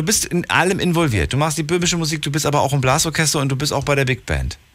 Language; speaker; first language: German; native; German